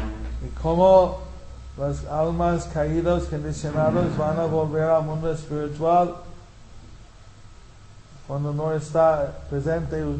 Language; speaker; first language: Spanish; non-native, fluent; English